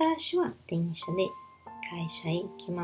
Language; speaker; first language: Japanese; non-native, learner; Portuguese